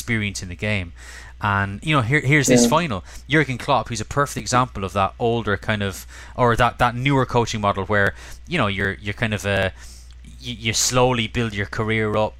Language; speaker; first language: English; native; English